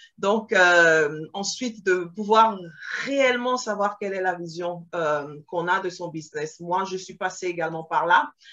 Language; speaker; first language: French; early bilingual, other home language; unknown